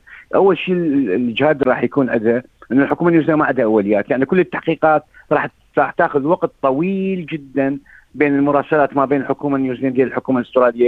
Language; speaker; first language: Arabic; native; Arabic